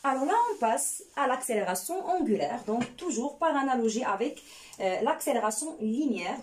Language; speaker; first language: French; non-native, local second language; Arabic